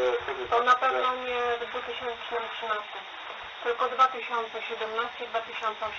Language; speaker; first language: Polish; native; Polish